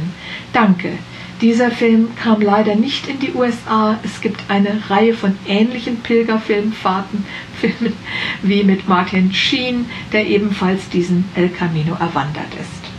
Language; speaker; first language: German; native; German